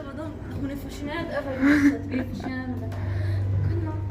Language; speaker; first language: Swedish; early bilingual, other home language; Chechen